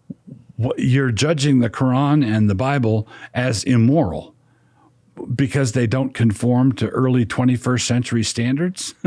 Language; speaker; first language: English; native; English